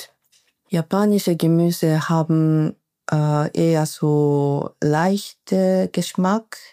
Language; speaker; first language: German; non-native, learner; Japanese